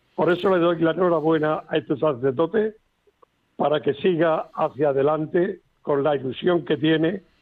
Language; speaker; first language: Spanish; native; Spanish